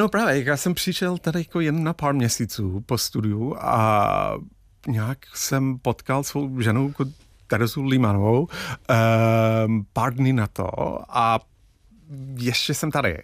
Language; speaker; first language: Czech; non-native, fluent; English